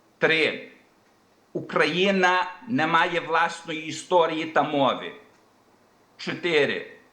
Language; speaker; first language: Ukrainian; early bilingual, heritage; Ukrainian